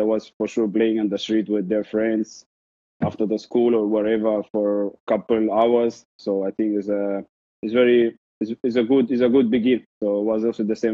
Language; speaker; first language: English; non-native, fluent; Arabic